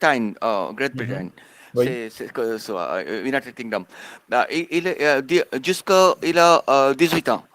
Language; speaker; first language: French; non-native, fluent; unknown